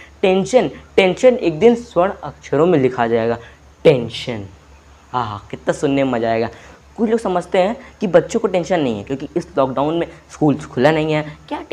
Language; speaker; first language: Hindi; native; Hindi